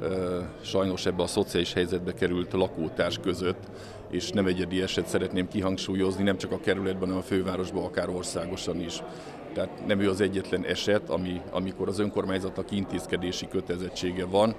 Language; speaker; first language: Hungarian; native; Hungarian